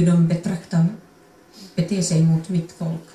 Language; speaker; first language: Swedish; non-native, fluent; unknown